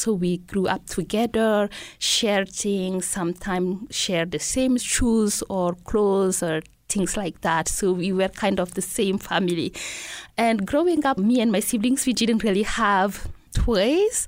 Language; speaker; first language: English; non-native, fluent; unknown